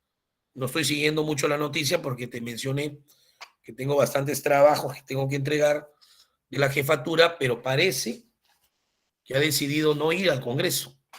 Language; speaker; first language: Spanish; native; Spanish